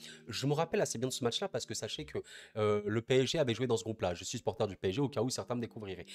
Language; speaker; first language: French; native; French